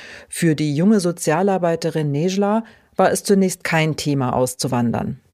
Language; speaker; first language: German; native; German